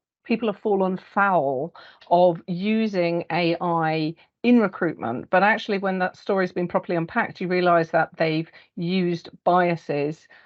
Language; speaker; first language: English; native; English